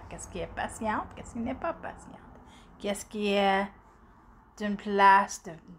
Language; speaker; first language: French; native; French